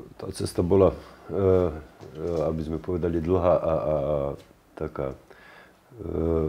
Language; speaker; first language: Slovak; native; Slovak